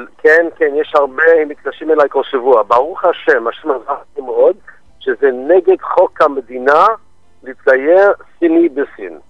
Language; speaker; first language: Hebrew; non-native, fluent; English